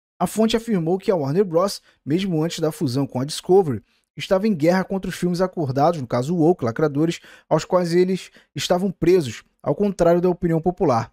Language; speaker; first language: Portuguese; native; Portuguese